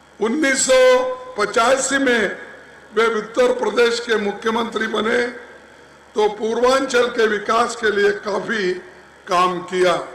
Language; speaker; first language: Hindi; non-native, local second language; Kannada